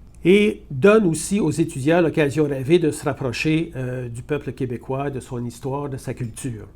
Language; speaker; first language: French; native; French